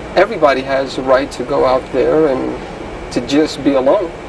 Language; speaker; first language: English; native; English